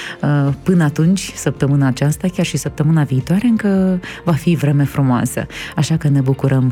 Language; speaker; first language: Romanian; native; Romanian